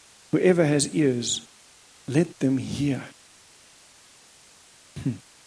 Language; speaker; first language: English; non-native, local second language; Afrikaans